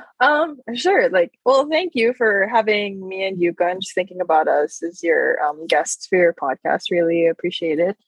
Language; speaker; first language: English; non-native, local second language; Filipino